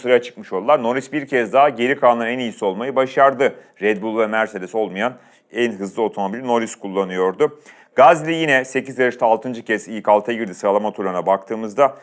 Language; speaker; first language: Turkish; native; Turkish